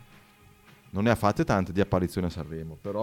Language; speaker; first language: Italian; native; Italian